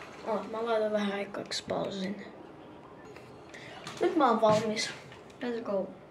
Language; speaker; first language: Finnish; early bilingual, other home language; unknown